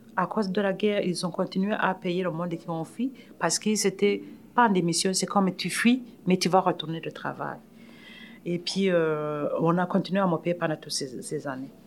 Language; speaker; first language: French; non-native, local second language; Rundi